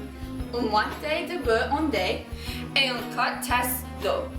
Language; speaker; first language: French; non-native, learner; English